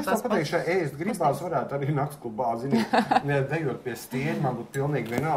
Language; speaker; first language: Latvian; native; Latvian